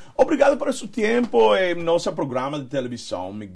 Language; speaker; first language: Portuguese; non-native, learner; Spanish